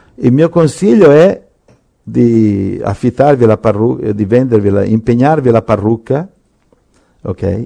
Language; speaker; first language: Italian; native; Italian